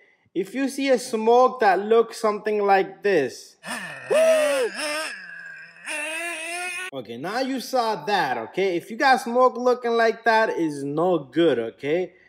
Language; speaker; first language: English; native; English